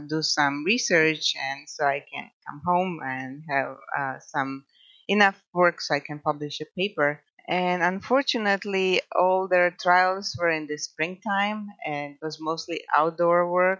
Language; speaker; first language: English; non-native, fluent; Croatian